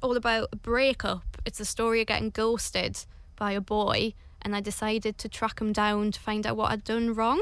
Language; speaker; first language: English; native; English